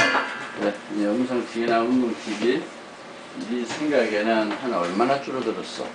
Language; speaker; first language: Korean; native; Korean